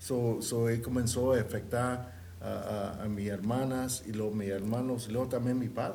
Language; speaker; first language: Spanish; early bilingual, heritage; Spanish